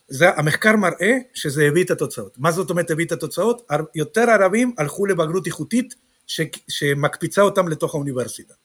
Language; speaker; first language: Hebrew; non-native, fluent; Spanish